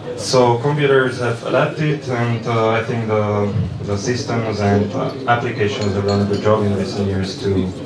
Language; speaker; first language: English; non-native, fluent; Slovak